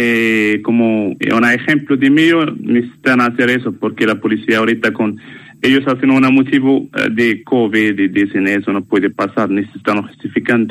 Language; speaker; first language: Spanish; non-native, learner; Arabic